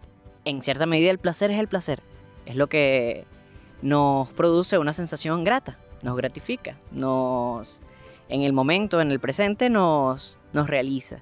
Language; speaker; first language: Spanish; native; Spanish